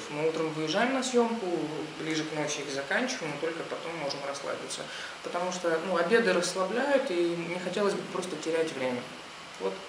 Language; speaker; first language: Russian; native; Russian